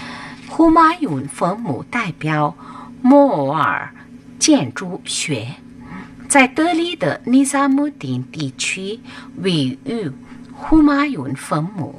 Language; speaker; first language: Chinese; non-native, fluent; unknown